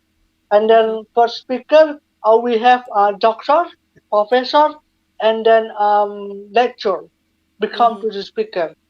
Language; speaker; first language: English; non-native, learner; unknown